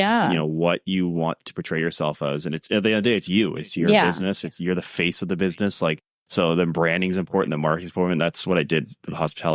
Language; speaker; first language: English; native; English